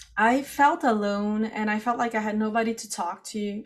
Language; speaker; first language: English; non-native, fluent; Portuguese